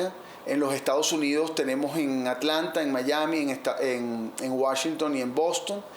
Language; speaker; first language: Spanish; native; Spanish